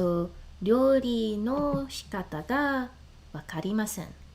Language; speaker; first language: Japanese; non-native, learner; English